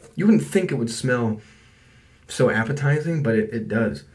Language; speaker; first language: English; native; English